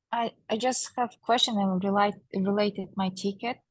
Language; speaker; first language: English; non-native, learner; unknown